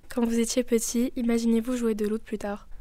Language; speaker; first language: French; native; French